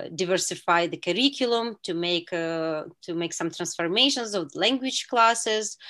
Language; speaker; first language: English; non-native, fluent; Uzbek